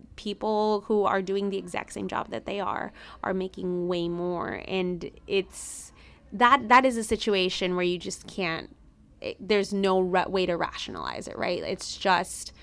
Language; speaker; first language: English; early bilingual, other home language; Spanish